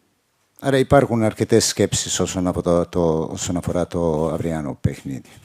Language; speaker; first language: Greek; non-native, fluent; Serbian